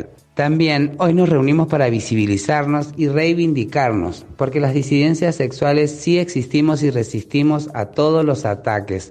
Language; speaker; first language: Spanish; native; Spanish